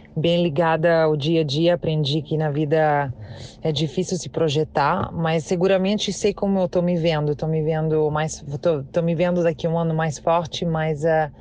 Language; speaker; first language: Portuguese; non-native, fluent; Italian